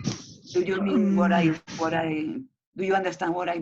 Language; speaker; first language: English; non-native, learner; Spanish